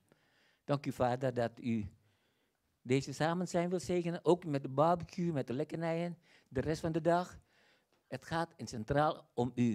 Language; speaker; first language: Dutch; non-native, fluent; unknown